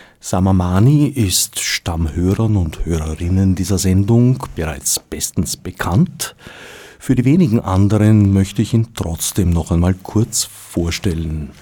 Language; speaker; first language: German; native; German